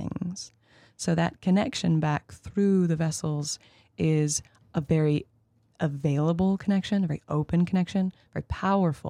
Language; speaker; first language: English; native; English